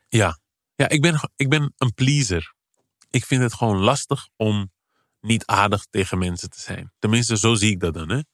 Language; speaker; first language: Dutch; early bilingual, other home language; Kabuverdianu